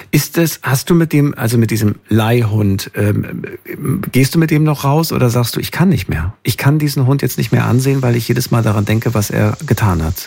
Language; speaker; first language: German; native; German